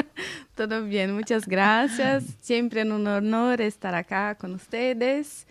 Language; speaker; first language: Spanish; non-native, fluent; Portuguese